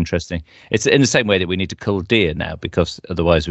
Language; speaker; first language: English; native; English